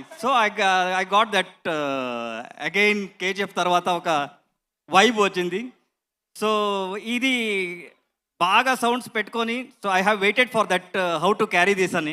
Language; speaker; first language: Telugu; non-native, learner; Kannada